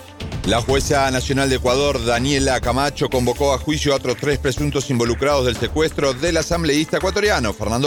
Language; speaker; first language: Spanish; native; Spanish